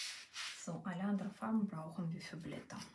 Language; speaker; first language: German; non-native, fluent; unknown